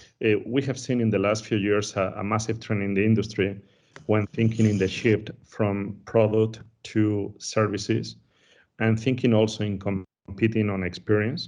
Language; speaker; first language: English; non-native, fluent; Spanish